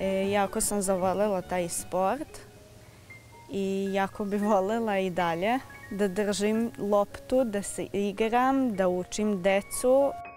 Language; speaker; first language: Serbian; non-native, fluent; Hebrew